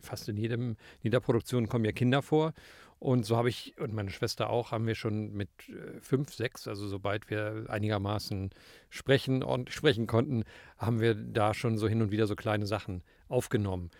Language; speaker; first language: German; native; German